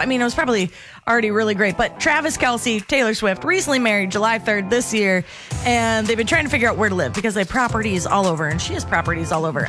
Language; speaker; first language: English; native; English